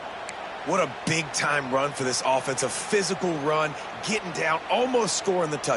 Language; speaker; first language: English; native; English